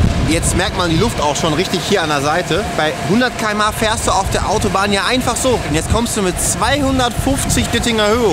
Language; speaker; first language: German; native; German